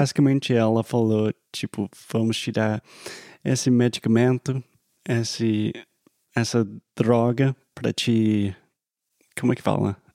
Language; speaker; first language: Portuguese; non-native, fluent; English